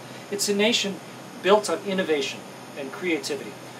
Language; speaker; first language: English; native; English